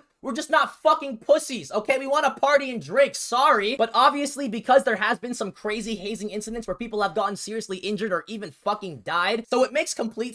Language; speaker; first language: English; native; English